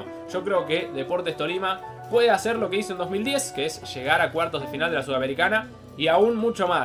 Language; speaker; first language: Spanish; native; Spanish